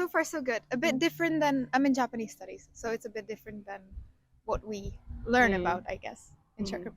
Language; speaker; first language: English; non-native, fluent; Czech